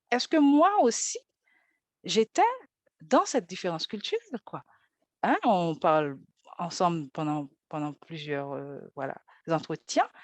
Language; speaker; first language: French; non-native, local second language; Haitian Creole